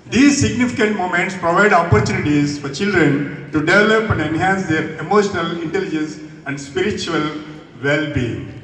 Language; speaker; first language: English; non-native, local second language; Telugu